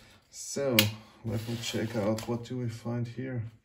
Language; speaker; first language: English; non-native, fluent; German